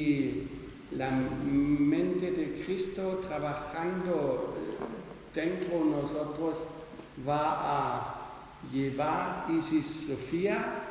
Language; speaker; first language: Spanish; non-native, learner; Dutch